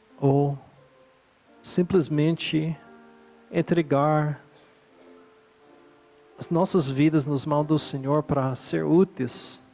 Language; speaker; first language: Portuguese; non-native, fluent; English